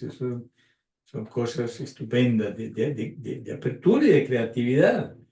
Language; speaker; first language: Spanish; native; Spanish